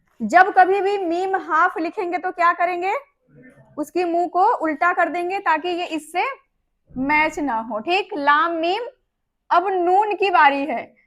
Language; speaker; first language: Hindi; native; Hindi